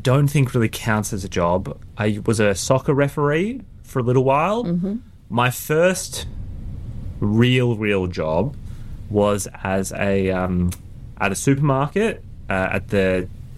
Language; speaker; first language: English; native; English